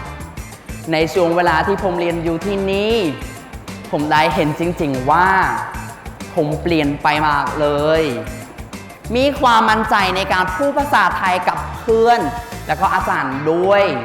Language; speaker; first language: Thai; non-native, fluent; Khmer